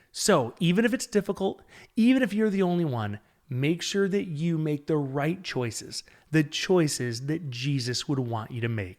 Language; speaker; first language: English; native; English